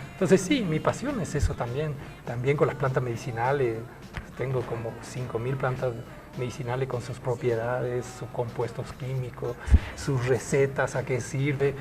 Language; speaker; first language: Spanish; early bilingual, other home language; French